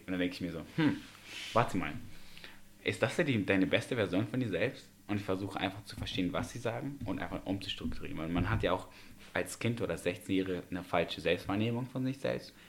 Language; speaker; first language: German; early bilingual, other home language; Russian